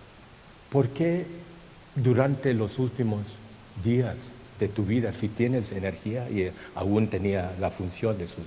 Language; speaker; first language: Spanish; non-native, fluent; Thai